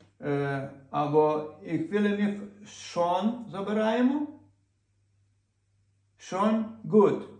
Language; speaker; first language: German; non-native, learner; Ukrainian